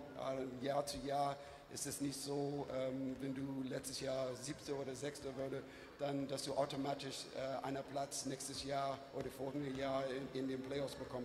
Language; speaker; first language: German; non-native, fluent; English